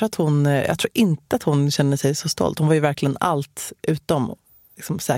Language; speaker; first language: Swedish; native; Swedish